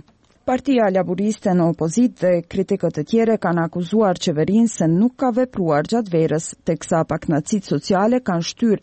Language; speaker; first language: Albanian; native; Albanian